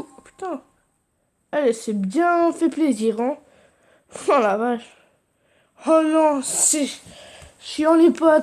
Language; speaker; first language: French; native; French